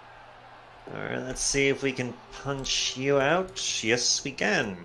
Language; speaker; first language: English; native; English